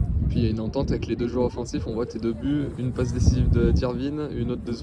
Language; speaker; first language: French; native; French